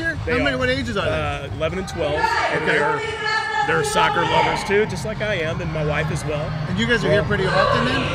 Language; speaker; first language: English; native; English